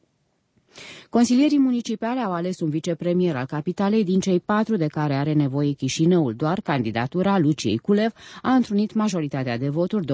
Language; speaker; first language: Romanian; native; Romanian